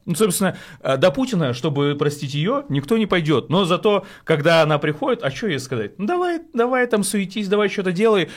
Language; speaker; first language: Russian; native; Russian